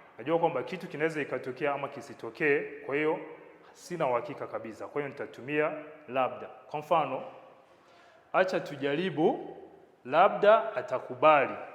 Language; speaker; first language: Swahili; non-native, local second language; Kinyarwanda